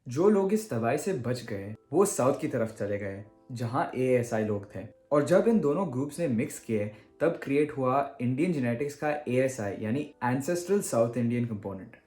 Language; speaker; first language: Hindi; early bilingual, heritage; Hindi